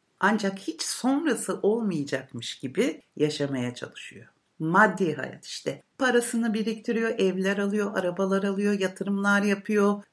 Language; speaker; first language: Turkish; native; Turkish